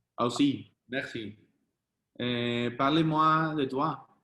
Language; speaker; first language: French; non-native, learner; Spanish